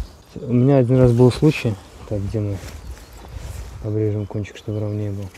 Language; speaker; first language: Russian; native; Russian